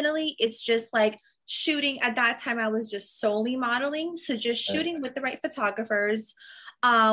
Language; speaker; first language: English; non-native, fluent; Serbian